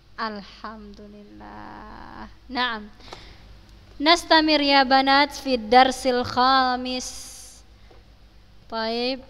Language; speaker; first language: Arabic; non-native, fluent; Indonesian